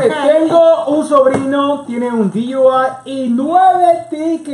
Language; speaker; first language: Spanish; native; Spanish